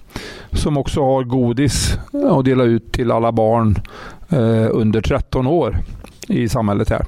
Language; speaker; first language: Swedish; native; Swedish